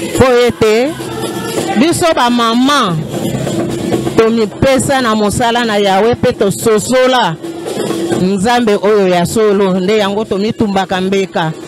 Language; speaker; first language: Lingala; native; Lingala